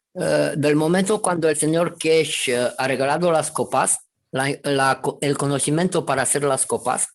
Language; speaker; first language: Spanish; non-native, fluent; Romanian